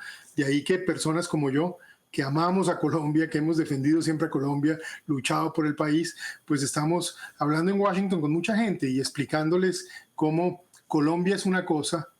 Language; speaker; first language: Spanish; native; Spanish